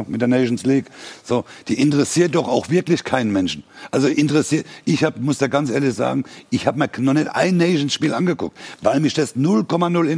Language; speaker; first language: German; native; German